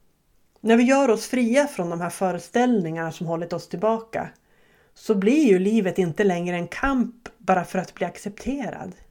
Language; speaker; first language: Swedish; native; Swedish